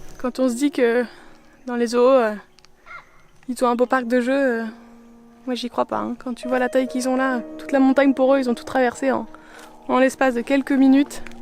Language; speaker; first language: French; native; French